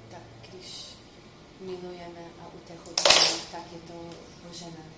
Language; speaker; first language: Czech; non-native, fluent; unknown